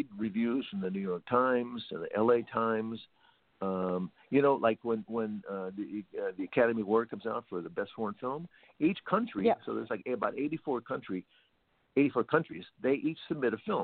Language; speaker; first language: English; native; English